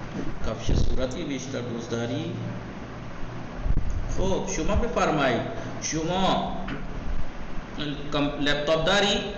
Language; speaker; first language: Persian; non-native, fluent; Urdu